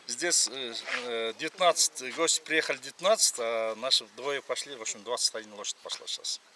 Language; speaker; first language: Russian; non-native, local second language; Kyrgyz